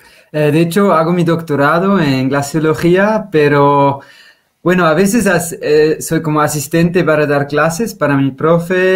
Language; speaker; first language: Spanish; non-native, fluent; Swiss German